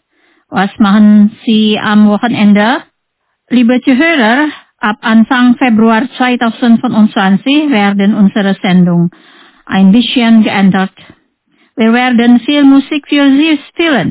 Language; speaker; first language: German; non-native, fluent; Indonesian